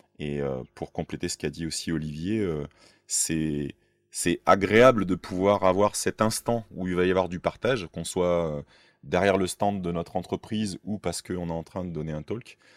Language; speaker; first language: French; native; French